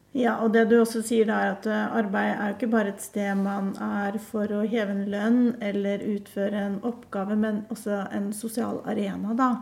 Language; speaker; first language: Norwegian; native; Norwegian